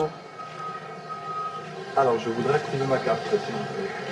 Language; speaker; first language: French; native; French